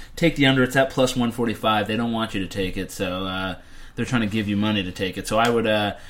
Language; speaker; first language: English; native; English